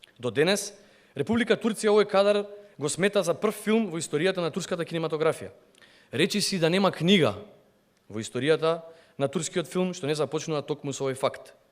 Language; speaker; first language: Macedonian; non-native, local second language; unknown